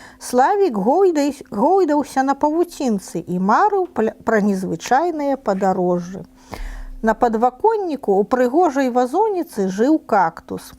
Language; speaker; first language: Belarusian; non-native, local second language; Russian